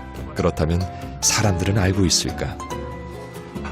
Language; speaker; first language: Korean; native; Korean